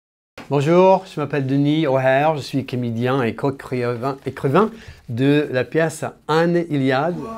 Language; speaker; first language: French; non-native, learner; English